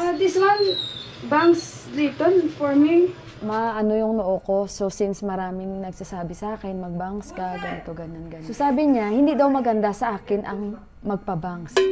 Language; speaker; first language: Filipino; native; Filipino